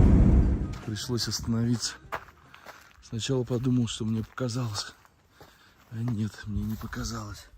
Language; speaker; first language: Russian; native; Russian